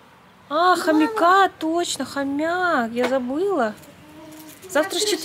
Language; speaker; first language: Russian; native; Russian